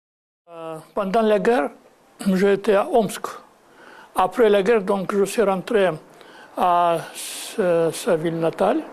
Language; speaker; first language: French; non-native, fluent; Russian